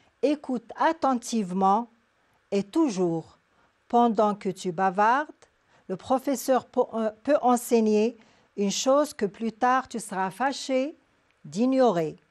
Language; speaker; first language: French; non-native, local second language; Arabic